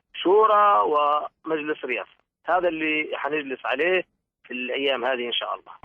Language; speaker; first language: Arabic; native; Arabic